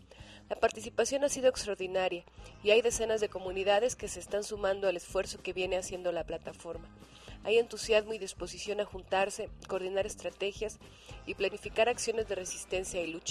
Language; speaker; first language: Spanish; native; Spanish